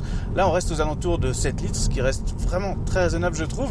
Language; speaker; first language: French; native; French